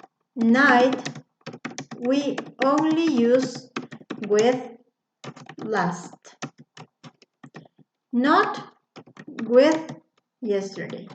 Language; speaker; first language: English; non-native, fluent; Spanish